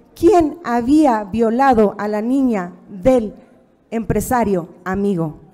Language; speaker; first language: Spanish; native; Spanish